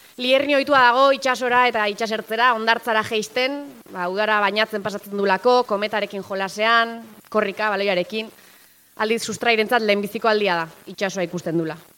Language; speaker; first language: Basque; native; Basque